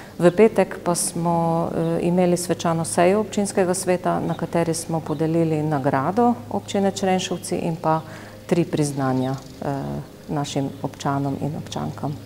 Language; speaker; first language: Slovenian; native; Slovenian